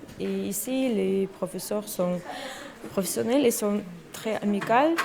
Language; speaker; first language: French; non-native, learner; Ukrainian